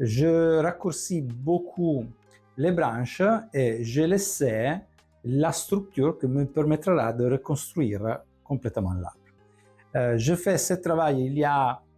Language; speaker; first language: French; non-native, fluent; Italian